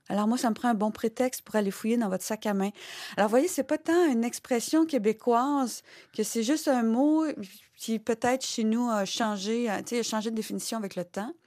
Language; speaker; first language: French; native; French